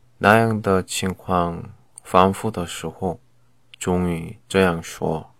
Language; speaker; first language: Chinese; non-native, fluent; Korean